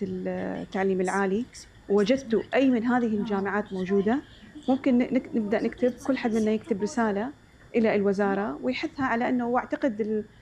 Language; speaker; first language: Arabic; native; Arabic